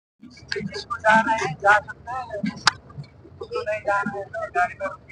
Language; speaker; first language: Hindi; non-native, learner; Nepali